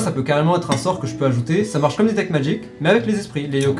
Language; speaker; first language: French; native; French